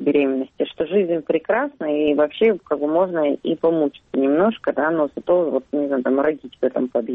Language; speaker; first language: Russian; native; Russian